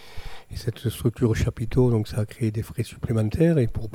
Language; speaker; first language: French; native; French